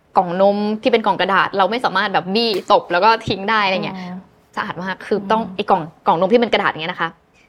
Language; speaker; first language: Thai; native; Thai